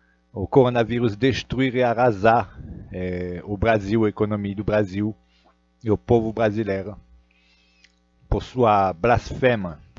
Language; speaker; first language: Portuguese; non-native, fluent; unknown